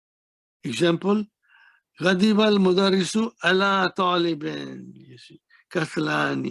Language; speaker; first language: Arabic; non-native, fluent; Urdu